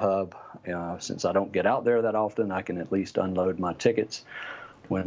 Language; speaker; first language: English; native; English